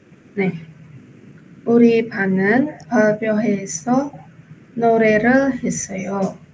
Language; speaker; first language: Korean; non-native, learner; Indonesian